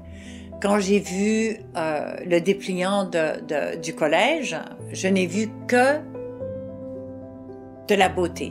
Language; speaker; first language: French; native; French